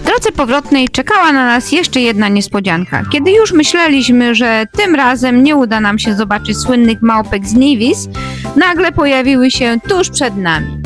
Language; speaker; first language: Polish; native; Polish